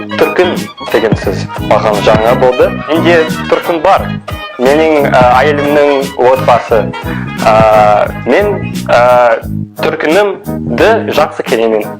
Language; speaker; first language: Kazakh; non-native, fluent; English